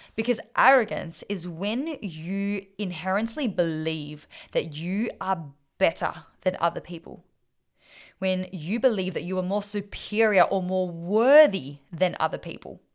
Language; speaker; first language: English; non-native, local second language; Vietnamese